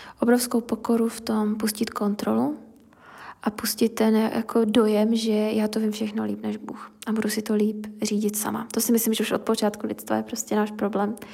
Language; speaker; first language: Czech; native; Czech